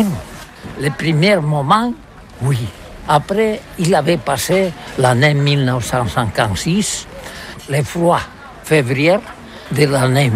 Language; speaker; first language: French; non-native, learner; Catalan